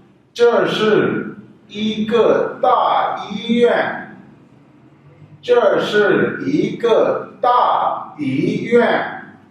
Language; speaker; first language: Chinese; non-native, fluent; Urdu